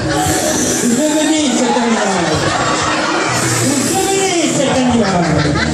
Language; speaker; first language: French; native; French